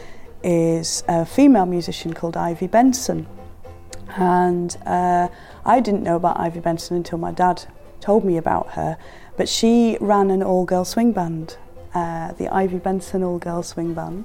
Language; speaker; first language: English; native; English